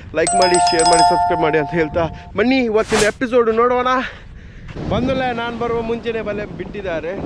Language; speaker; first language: Kannada; non-native, local second language; Tulu